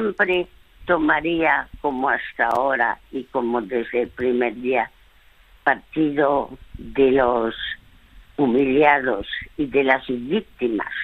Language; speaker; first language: Spanish; early bilingual, other home language; French